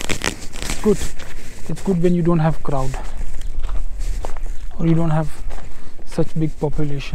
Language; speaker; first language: English; non-native, local second language; Hindi